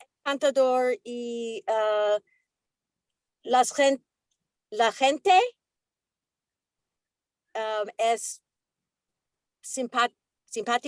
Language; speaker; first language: Spanish; non-native, learner; English